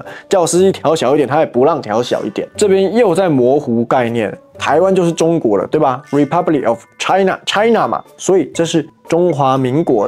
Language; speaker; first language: Chinese; native; Chinese